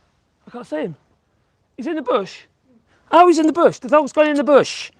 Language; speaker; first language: English; native; English